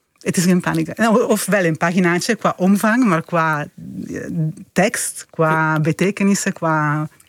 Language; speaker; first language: Dutch; non-native, fluent; Italian